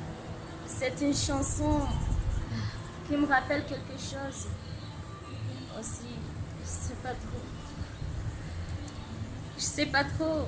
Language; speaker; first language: French; non-native, local second language; Comorian